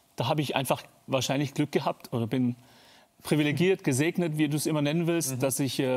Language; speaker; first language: German; native; German